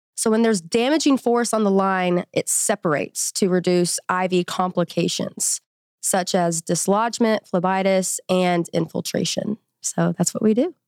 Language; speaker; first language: English; native; English